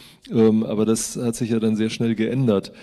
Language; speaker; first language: German; native; German